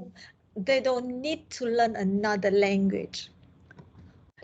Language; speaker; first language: English; non-native, learner; Vietnamese